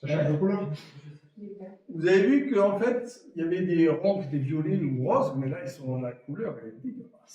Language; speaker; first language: French; native; French